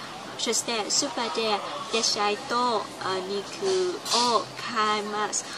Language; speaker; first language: Japanese; non-native, learner; Cantonese